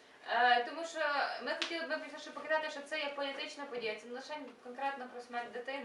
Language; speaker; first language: Ukrainian; native; Ukrainian